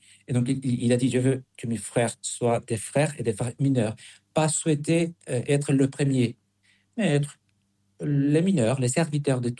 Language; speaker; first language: French; non-native, fluent; Spanish